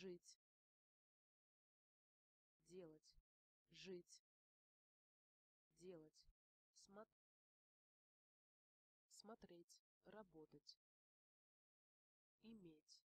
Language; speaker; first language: Russian; non-native, learner; English